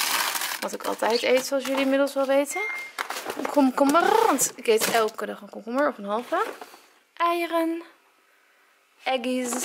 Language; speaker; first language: Dutch; native; Dutch